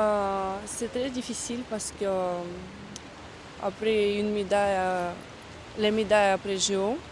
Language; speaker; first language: French; non-native, learner; Russian